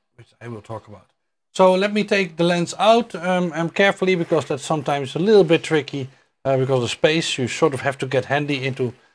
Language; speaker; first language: English; non-native, fluent; Dutch